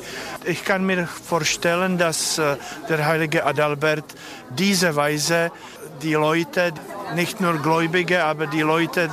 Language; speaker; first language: German; non-native, fluent; Czech